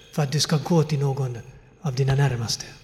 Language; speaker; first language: Swedish; non-native, fluent; Finnish